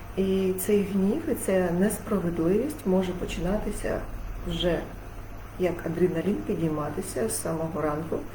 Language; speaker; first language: Ukrainian; non-native, local second language; Russian